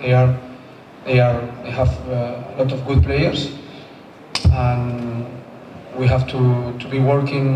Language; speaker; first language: English; non-native, fluent; Spanish